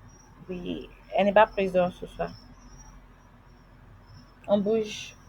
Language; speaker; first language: French; non-native, learner; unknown